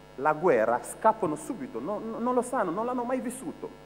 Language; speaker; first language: Italian; non-native, fluent; Wolof